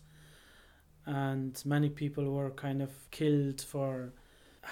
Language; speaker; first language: English; non-native, fluent; Persian